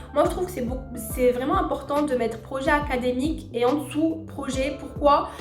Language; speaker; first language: French; non-native, local second language; Arabic